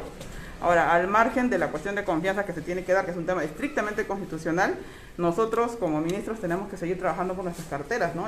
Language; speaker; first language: Spanish; native; Spanish